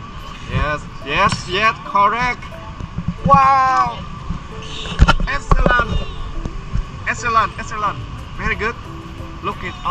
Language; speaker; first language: English; non-native, learner; Vietnamese